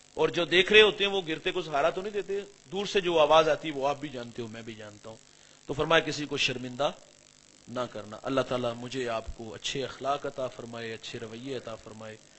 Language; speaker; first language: Urdu; non-native, local second language; Punjabi